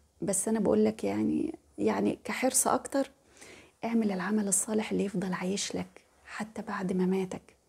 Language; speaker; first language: Arabic; native; Arabic